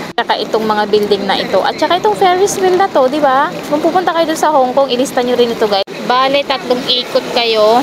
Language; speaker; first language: Filipino; native; Filipino